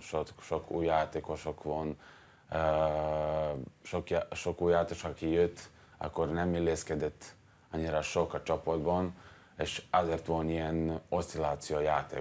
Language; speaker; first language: Hungarian; non-native, learner; Serbian